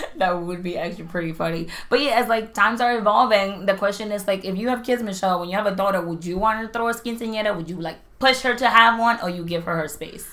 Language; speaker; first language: English; non-native, fluent; Spanish